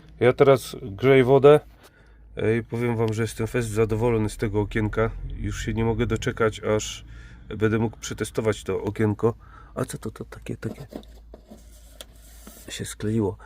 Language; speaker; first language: Polish; native; Polish